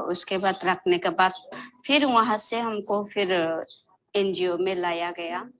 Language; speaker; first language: Hindi; non-native, local second language; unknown